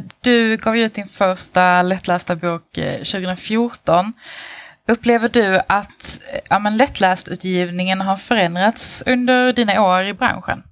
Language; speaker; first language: Swedish; native; Swedish